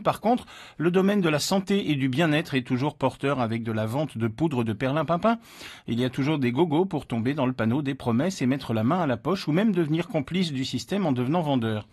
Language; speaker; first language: French; native; French